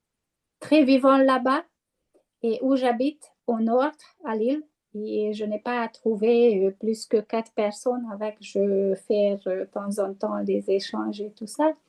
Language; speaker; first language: French; non-native, fluent; Hungarian